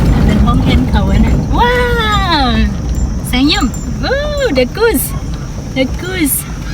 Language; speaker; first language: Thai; non-native, local second language; Shan